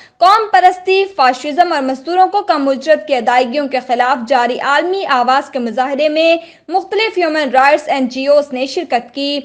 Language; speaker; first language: Urdu; native; Urdu